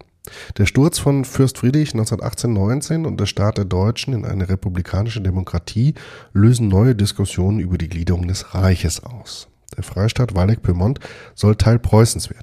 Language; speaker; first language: German; native; German